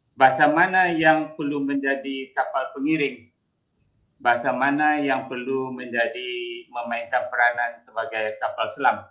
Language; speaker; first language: Malay; native; Malay